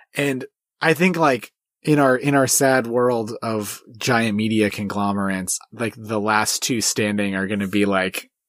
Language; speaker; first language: English; early bilingual, other home language; Swedish